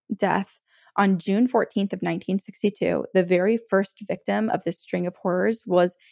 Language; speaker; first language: English; native; English